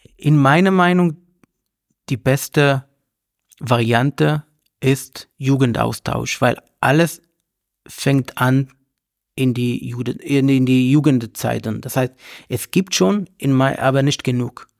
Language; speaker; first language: German; non-native, learner; Hebrew